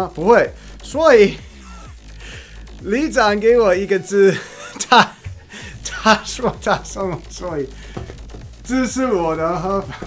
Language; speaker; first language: Chinese; non-native, learner; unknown